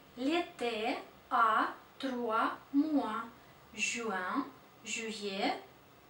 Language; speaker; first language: French; non-native, fluent; Russian